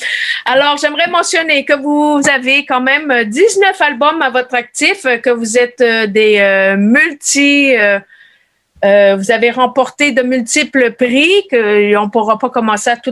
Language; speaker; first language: French; native; French